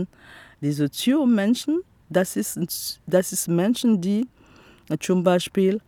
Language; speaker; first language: German; non-native, fluent; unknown